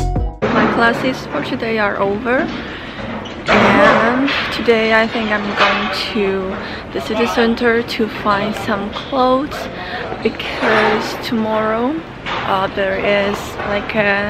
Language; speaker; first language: English; non-native, fluent; Chinese